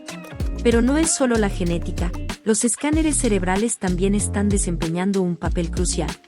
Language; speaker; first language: Spanish; native; Spanish